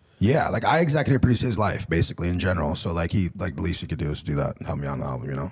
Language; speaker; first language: English; early bilingual, other home language; Spanish